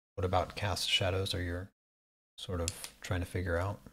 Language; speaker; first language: English; native; English